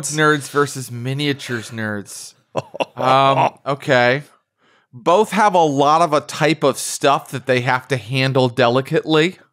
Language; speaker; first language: English; native; English